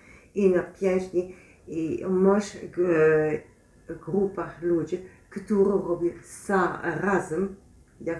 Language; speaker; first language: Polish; non-native, learner; Dutch